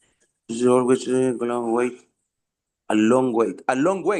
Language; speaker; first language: English; non-native, learner; Spanish